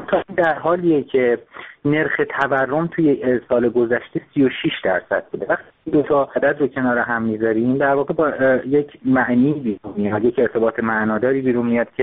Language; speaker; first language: Persian; native; Persian